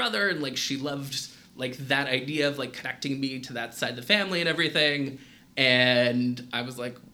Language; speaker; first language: English; native; English